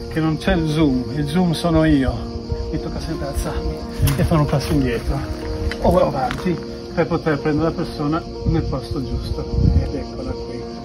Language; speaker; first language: Italian; non-native, fluent; English